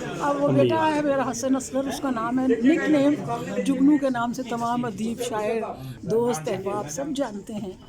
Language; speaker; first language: Urdu; non-native, local second language; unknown